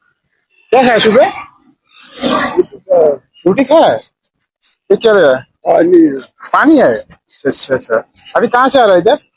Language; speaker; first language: Hindi; non-native, local second language; Assamese